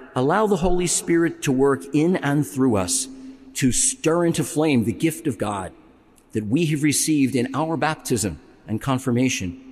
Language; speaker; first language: English; native; English